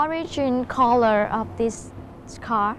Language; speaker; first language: English; non-native, learner; Vietnamese